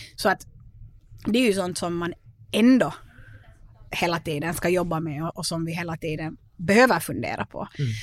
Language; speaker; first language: Swedish; native; Swedish